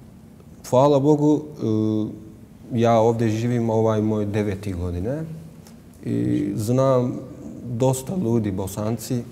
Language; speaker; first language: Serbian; non-native, learner; Turkish